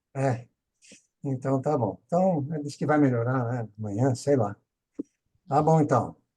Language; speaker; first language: Portuguese; native; Portuguese